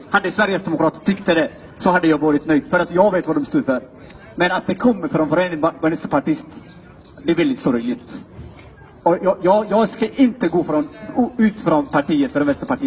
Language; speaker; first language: Swedish; non-native, fluent; Somali